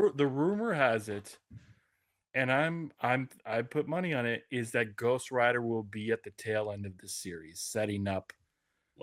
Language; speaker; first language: English; native; English